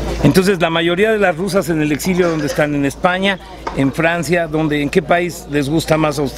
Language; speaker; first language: Spanish; native; Spanish